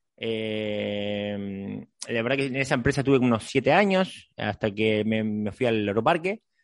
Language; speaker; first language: Spanish; native; Spanish